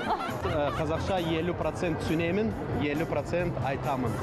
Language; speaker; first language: Kazakh; non-native, learner; Russian